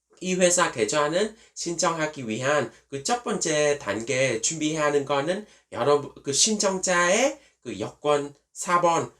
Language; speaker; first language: Korean; non-native, fluent; Vietnamese